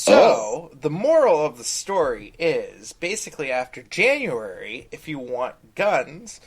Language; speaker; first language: English; native; English